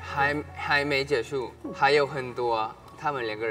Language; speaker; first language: Chinese; non-native, learner; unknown